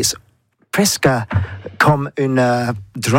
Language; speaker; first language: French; non-native, learner; English